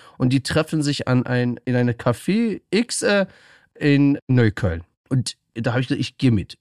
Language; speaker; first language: German; early bilingual, other home language; Persian